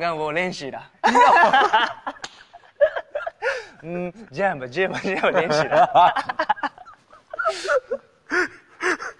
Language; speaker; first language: Chinese; non-native, learner; Japanese